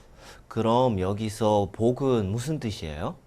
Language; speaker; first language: Korean; non-native, fluent; Russian